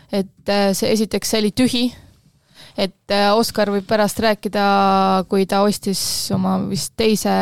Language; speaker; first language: Estonian; native; Estonian